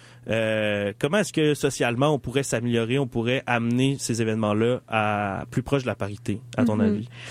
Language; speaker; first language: French; native; French